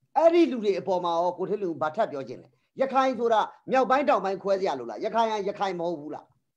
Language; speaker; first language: Burmese; non-native, local second language; Rohingya